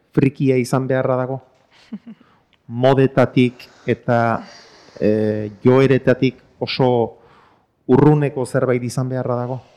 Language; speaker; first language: Basque; non-native, local second language; French